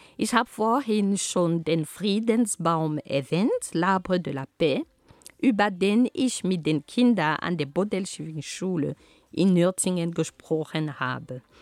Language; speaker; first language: German; non-native, fluent; Ghomala